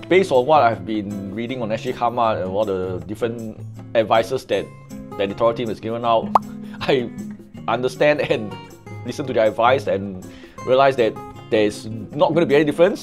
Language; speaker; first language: English; native; English